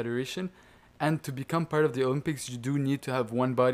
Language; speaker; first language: English; non-native, fluent; Arabic